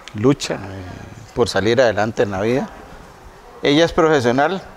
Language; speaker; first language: Spanish; native; Spanish